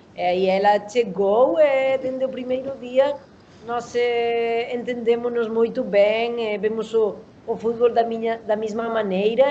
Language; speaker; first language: Portuguese; non-native, learner; Spanish